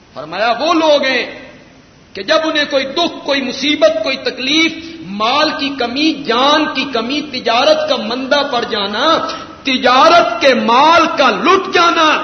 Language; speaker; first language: Urdu; non-native, local second language; Punjabi